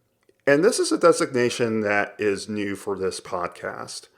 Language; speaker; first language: English; native; English